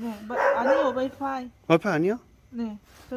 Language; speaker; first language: Korean; non-native, learner; Lao